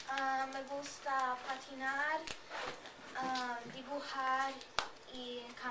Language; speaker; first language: Spanish; non-native, learner; English